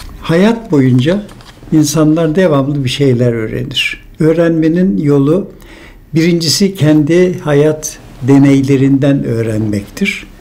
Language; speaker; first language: Turkish; native; Turkish